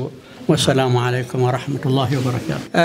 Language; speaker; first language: Arabic; native; Arabic